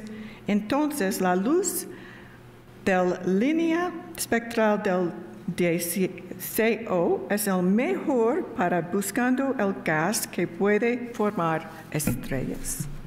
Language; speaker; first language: Spanish; non-native, learner; English